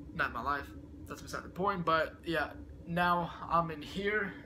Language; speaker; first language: English; early bilingual, other home language; Russian